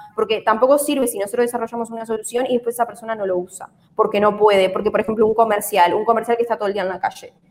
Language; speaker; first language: Spanish; native; Spanish